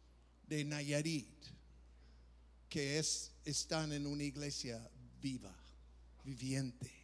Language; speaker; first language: Spanish; non-native, fluent; English